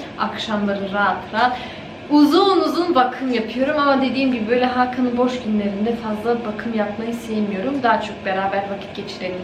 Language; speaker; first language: Turkish; early bilingual, heritage; Turkish